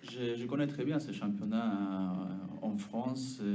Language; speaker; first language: French; non-native, fluent; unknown